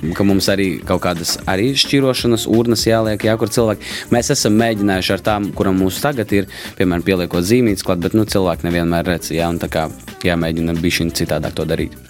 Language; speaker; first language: Latvian; non-native, local second language; Russian